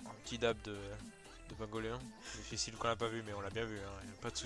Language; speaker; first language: French; native; French